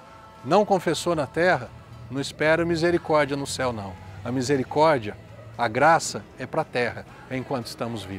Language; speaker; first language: Portuguese; native; Portuguese